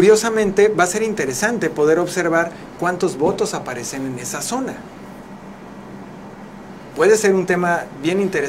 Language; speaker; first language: Spanish; native; Spanish